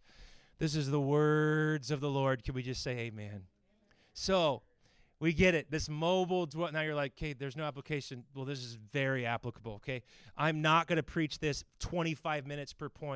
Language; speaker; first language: English; native; English